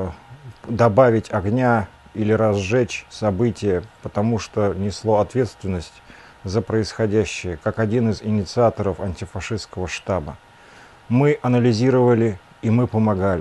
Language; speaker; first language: Russian; native; Russian